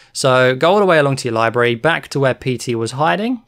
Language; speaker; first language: English; native; English